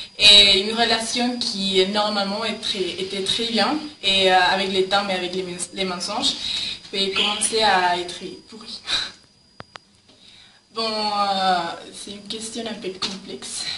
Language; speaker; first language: French; non-native, learner; Spanish